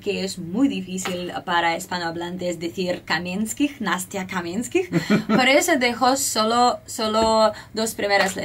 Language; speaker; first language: Spanish; non-native, learner; Russian